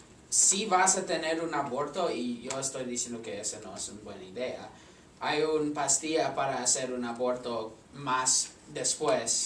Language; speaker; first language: Spanish; non-native, learner; English